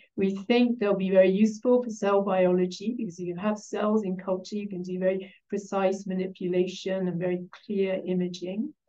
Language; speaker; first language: English; native; English